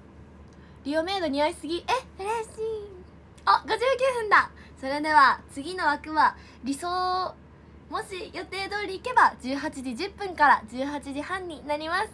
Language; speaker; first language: Japanese; native; Japanese